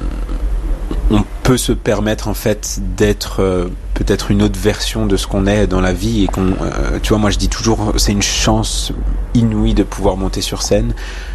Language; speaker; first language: French; native; French